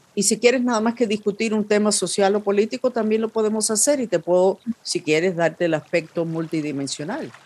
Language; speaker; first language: Spanish; non-native, fluent; English